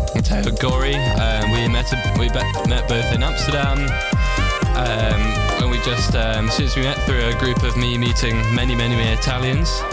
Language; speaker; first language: English; native; English